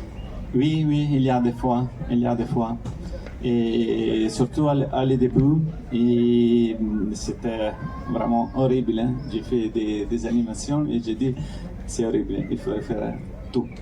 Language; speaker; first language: French; non-native, fluent; Italian